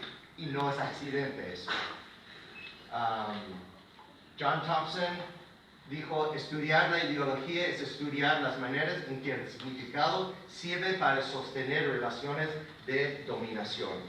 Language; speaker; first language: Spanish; non-native, fluent; English